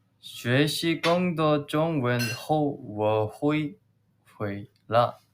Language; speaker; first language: Chinese; non-native, learner; Korean